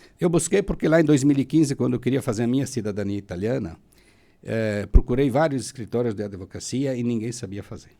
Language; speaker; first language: Portuguese; native; Portuguese